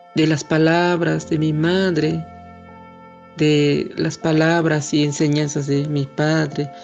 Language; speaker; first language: Spanish; native; Spanish